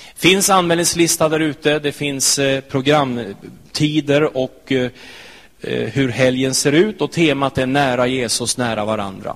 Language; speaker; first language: Swedish; native; Swedish